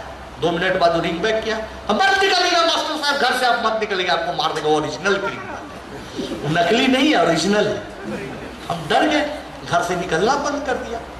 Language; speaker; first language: Hindi; native; Hindi